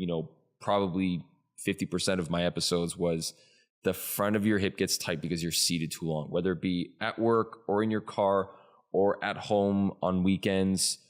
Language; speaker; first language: English; native; English